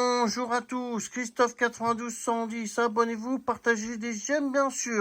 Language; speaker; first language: French; native; French